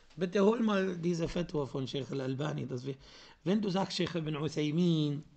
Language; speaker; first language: German; non-native, fluent; Arabic